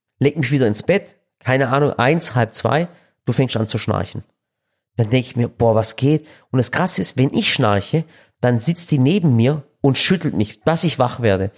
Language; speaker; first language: German; early bilingual, other home language; Turkish